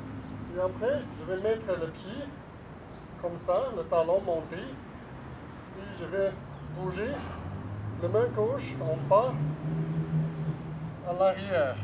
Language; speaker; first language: French; non-native, fluent; Chinese